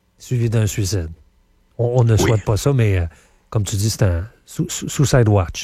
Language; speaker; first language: French; native; French